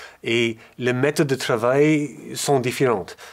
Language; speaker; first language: French; non-native, fluent; English